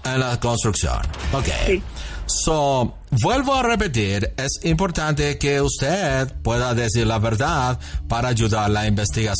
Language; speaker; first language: Spanish; non-native, fluent; English